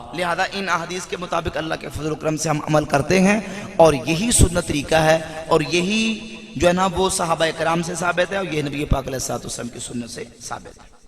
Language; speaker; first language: Urdu; non-native, local second language; Punjabi